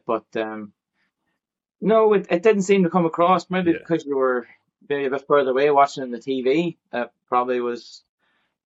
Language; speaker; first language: English; native; English